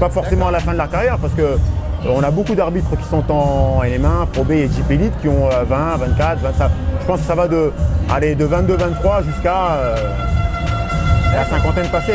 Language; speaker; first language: French; native; French